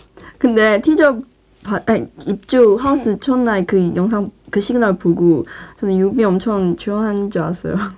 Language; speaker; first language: Korean; non-native, fluent; Chinese